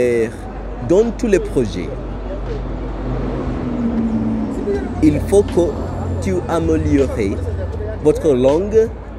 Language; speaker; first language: French; non-native, learner; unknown